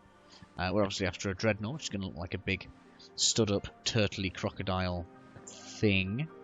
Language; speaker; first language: English; native; English